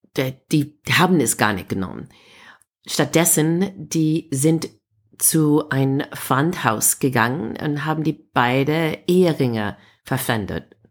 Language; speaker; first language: German; non-native, fluent; English